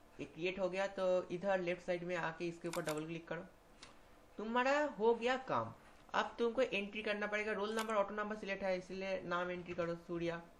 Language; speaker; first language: Hindi; non-native, local second language; Bangla